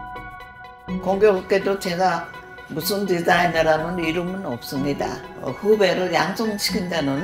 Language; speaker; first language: Korean; early bilingual, heritage; Korean